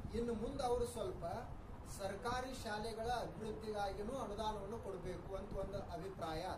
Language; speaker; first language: Kannada; native; Kannada